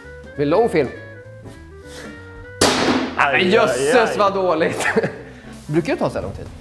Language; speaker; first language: Swedish; native; Swedish